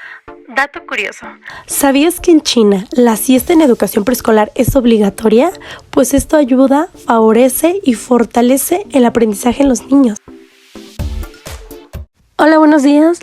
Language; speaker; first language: Spanish; native; Spanish